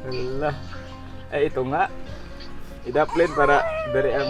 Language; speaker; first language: Filipino; non-native, local second language; Cebuano